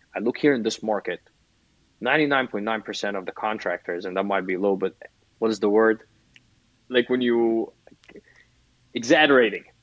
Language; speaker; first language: English; non-native, fluent; Arabic